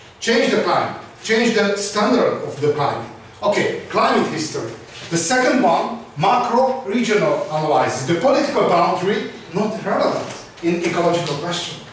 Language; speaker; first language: English; non-native, learner; Hungarian